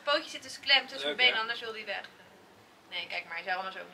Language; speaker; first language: Dutch; native; Dutch